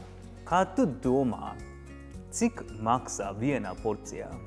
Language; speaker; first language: Latvian; non-native, learner; Japanese